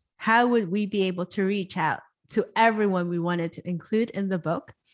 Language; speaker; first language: English; non-native, local second language; Cantonese